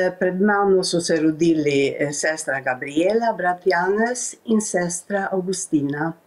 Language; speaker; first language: Slovenian; native; Slovenian